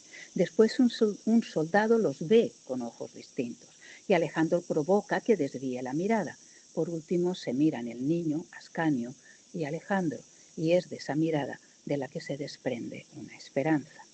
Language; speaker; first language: Spanish; native; Spanish